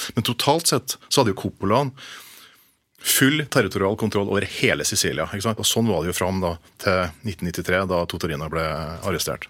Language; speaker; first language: Norwegian; native; Norwegian